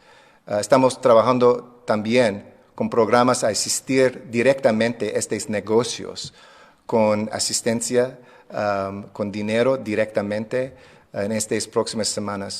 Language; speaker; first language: Spanish; non-native, fluent; English